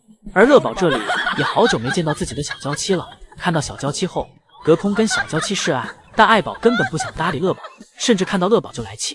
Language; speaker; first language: Chinese; native; Chinese